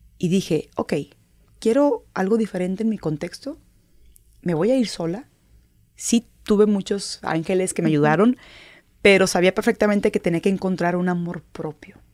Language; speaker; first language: Spanish; native; Spanish